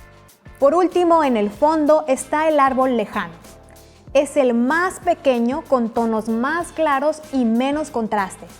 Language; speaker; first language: Spanish; native; Spanish